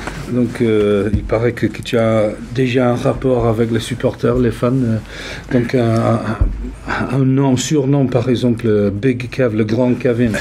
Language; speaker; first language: French; non-native, fluent; English